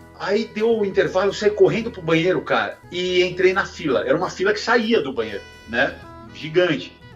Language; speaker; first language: Portuguese; native; Portuguese